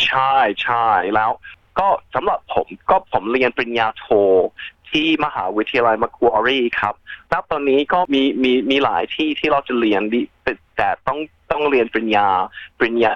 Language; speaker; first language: Thai; early bilingual, heritage; Thai